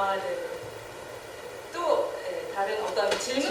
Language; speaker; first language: Korean; native; Korean